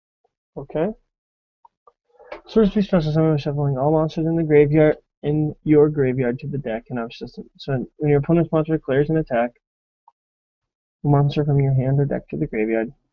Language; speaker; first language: English; native; English